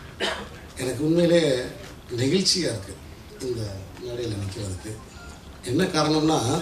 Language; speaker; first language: Tamil; native; Tamil